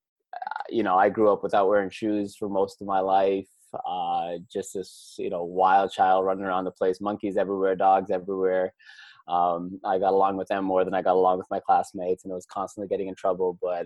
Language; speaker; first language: English; native; English